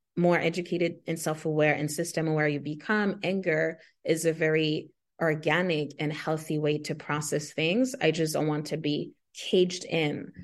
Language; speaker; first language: English; non-native, fluent; Haitian Creole